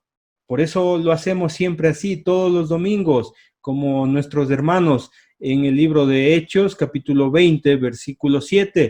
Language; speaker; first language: Spanish; native; Spanish